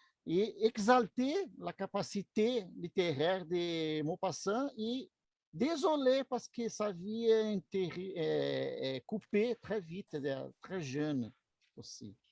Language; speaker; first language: French; non-native, learner; Portuguese